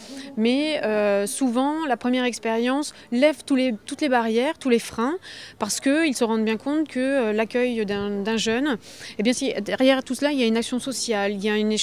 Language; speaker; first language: French; native; French